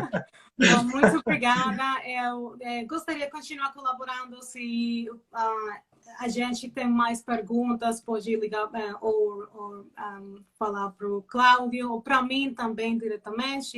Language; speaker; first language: Portuguese; non-native, learner; Spanish